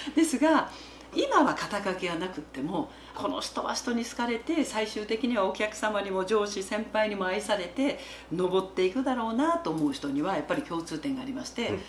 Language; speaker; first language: Japanese; native; Japanese